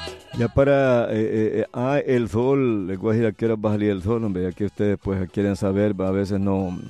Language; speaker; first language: Spanish; native; Spanish